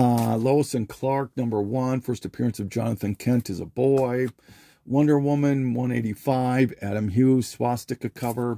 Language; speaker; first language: English; native; English